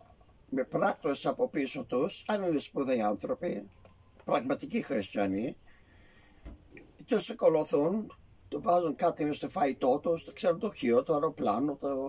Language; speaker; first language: Greek; early bilingual, heritage; Greek